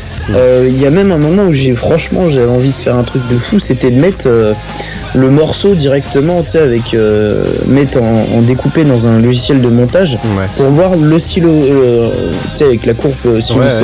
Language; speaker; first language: French; native; French